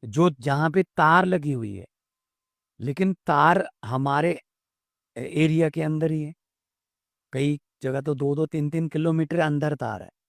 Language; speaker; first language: Hindi; non-native, local second language; Punjabi